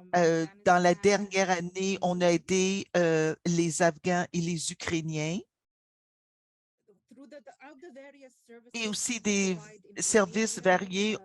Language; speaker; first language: French; non-native, fluent; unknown